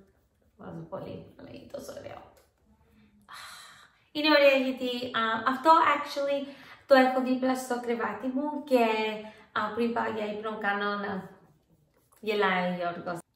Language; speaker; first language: Greek; early bilingual, heritage; English